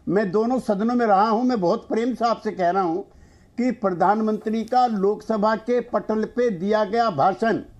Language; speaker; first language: Hindi; native; Hindi